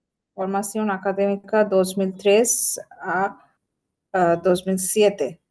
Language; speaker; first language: Spanish; non-native, learner; Bangla